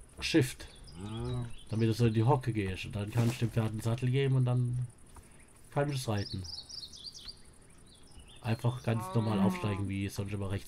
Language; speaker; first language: German; native; German